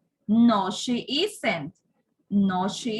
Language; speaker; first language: English; non-native, fluent; Spanish